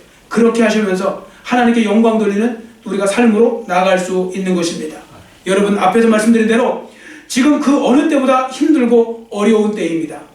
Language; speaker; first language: Korean; native; Korean